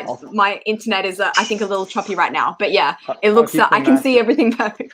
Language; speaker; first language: English; native; English